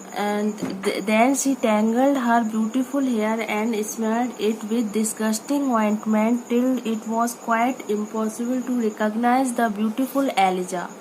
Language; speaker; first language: English; non-native, local second language; Hindi